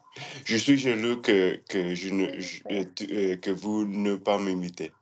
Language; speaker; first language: French; non-native, learner; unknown